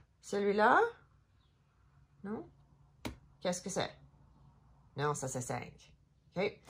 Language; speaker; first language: French; non-native, learner; English